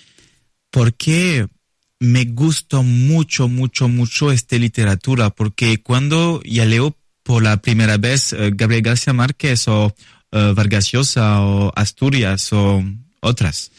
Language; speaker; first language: Spanish; non-native, learner; French